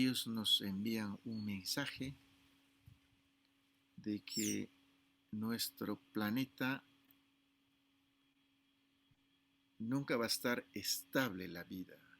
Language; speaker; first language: Spanish; non-native, fluent; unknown